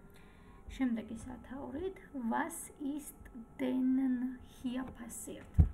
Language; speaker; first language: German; non-native, fluent; Georgian